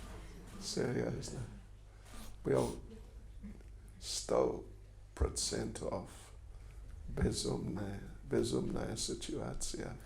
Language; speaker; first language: Russian; non-native, learner; English